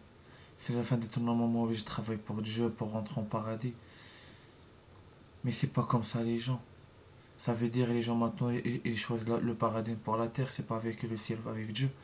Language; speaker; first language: French; non-native, learner; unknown